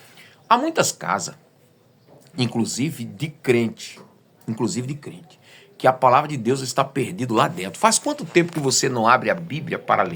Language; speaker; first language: Portuguese; native; Portuguese